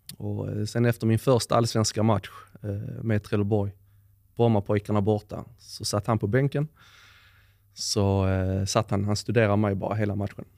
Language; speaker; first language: Swedish; native; Swedish